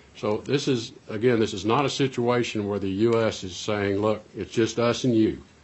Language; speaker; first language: English; native; English